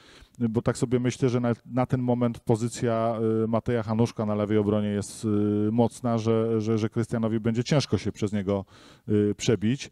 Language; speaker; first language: Polish; native; Polish